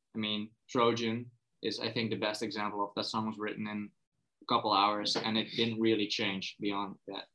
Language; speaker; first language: English; non-native, fluent; Dutch